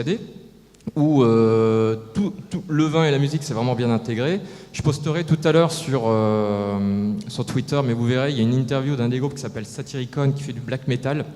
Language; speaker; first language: French; native; French